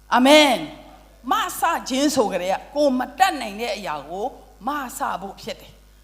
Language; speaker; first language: Burmese; non-native, local second language; Tedim Chin